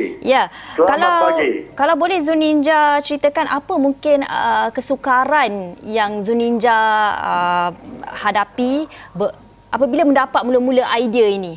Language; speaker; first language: Malay; native; Malay